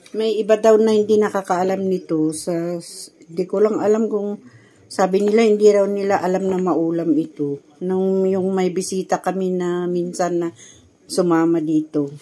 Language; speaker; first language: Filipino; non-native, local second language; Iloko